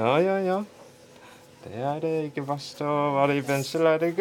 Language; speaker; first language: Norwegian; non-native, fluent; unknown